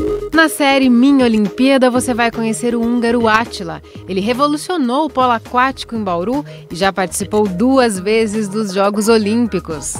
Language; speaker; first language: Portuguese; native; Portuguese